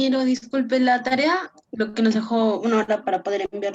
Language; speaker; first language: Spanish; native; Spanish